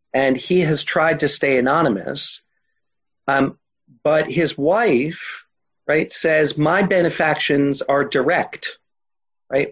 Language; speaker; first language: English; native; English